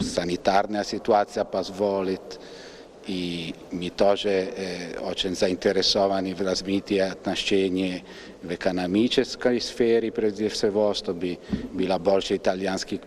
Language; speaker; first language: Russian; non-native, fluent; Italian